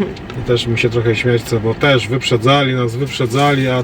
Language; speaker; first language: Polish; native; Polish